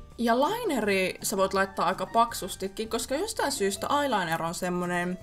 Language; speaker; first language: Finnish; native; Finnish